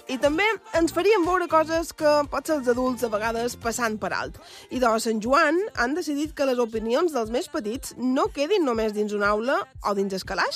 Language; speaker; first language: Catalan; native; Catalan